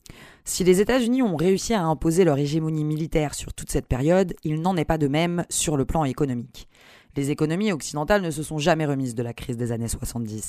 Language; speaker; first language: French; native; French